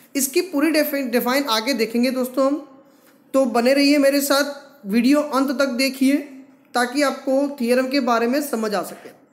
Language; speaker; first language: Hindi; non-native, local second language; Gujarati